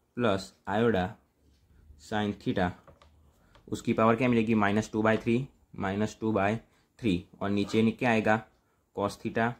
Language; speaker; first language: Hindi; non-native, local second language; Gujarati